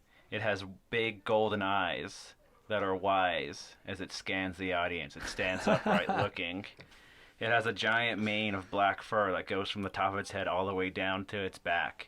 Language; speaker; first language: English; native; English